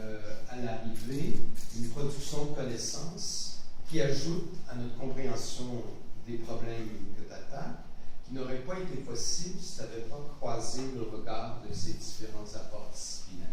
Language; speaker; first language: French; native; French